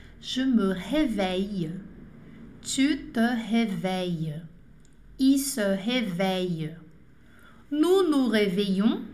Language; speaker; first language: French; non-native, fluent; Portuguese